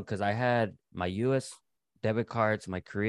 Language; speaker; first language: English; native; English